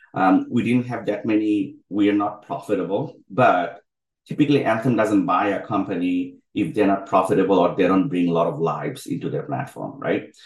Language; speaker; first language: English; non-native, local second language; Bangla